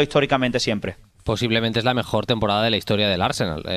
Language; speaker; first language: Spanish; native; Spanish